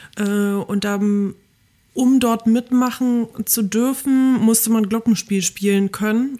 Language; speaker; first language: German; early bilingual, other home language; Polish